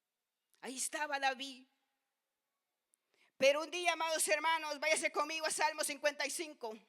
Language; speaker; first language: Spanish; native; Spanish